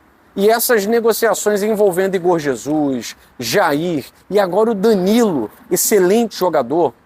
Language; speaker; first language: Portuguese; native; Portuguese